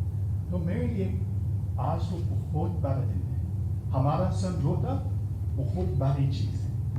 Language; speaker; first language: Hindi; non-native, fluent; English